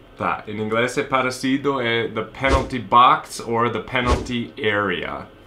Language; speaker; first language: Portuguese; non-native, fluent; English